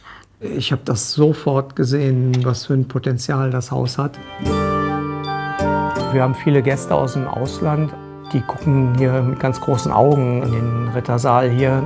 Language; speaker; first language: German; native; German